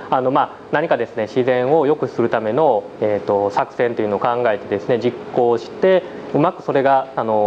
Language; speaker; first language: Japanese; native; Japanese